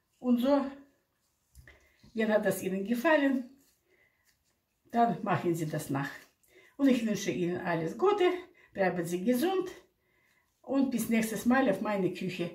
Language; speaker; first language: German; non-native, local second language; Russian